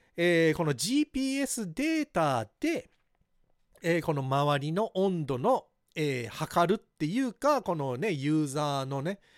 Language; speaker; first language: Japanese; early bilingual, heritage; Japanese